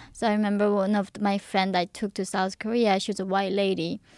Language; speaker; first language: English; early bilingual, other home language; Korean